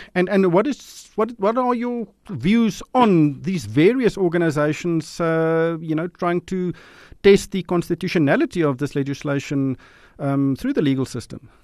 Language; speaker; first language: English; non-native, local second language; Afrikaans